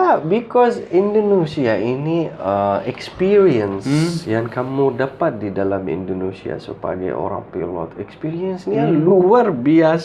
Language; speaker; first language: Indonesian; non-native, fluent; Arabic